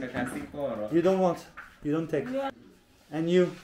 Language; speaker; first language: English; non-native, fluent; French